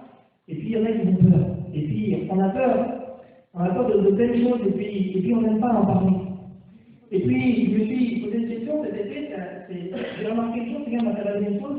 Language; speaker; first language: French; native; French